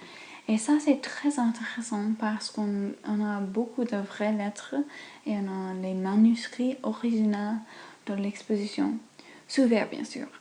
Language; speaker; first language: French; non-native, fluent; English